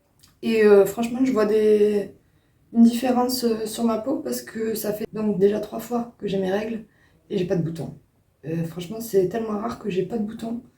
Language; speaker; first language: French; native; French